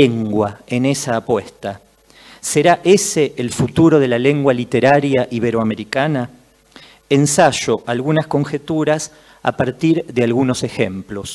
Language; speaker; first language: Spanish; native; Spanish